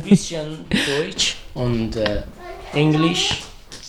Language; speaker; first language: German; non-native, learner; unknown